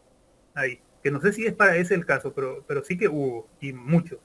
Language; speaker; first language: Spanish; native; Spanish